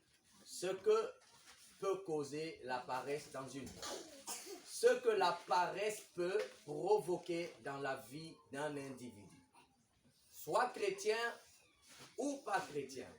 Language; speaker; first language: French; non-native, local second language; Lingala